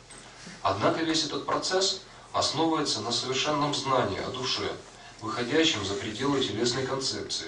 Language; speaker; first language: Russian; native; Russian